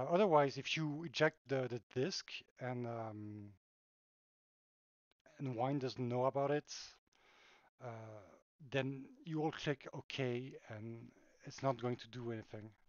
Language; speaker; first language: English; non-native, fluent; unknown